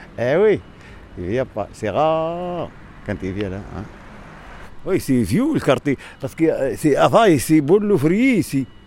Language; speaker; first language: French; non-native, local second language; Arabic